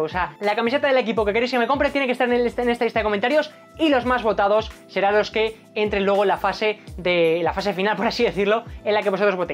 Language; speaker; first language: Spanish; native; Spanish